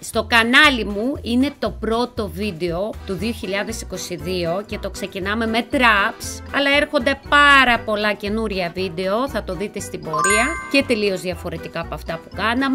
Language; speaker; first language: Greek; native; Greek